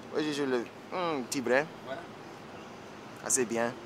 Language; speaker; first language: French; non-native, learner; English